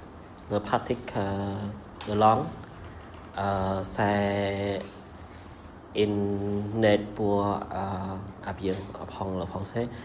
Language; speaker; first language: French; non-native, learner; Vietnamese